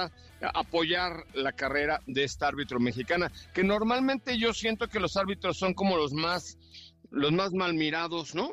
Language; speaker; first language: Spanish; native; Spanish